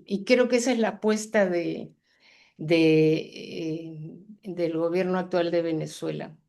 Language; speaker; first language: Spanish; native; Spanish